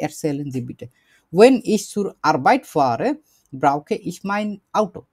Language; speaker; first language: German; non-native, learner; Bangla